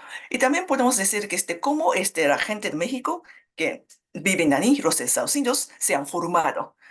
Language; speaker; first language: Spanish; non-native, fluent; Japanese